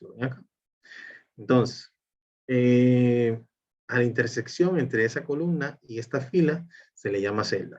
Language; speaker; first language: Spanish; native; Spanish